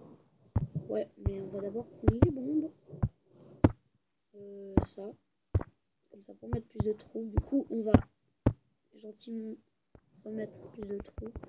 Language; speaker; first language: French; native; French